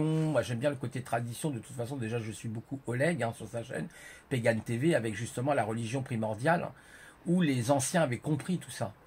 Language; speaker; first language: French; native; French